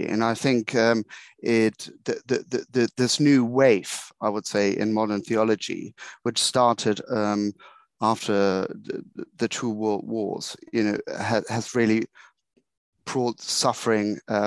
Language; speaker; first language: English; non-native, fluent; German